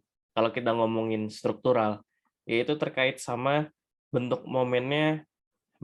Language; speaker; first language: Indonesian; native; Indonesian